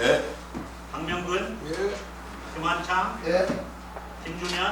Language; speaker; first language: Korean; native; Korean